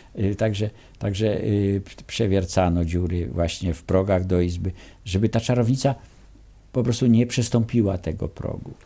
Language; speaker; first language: Polish; native; Polish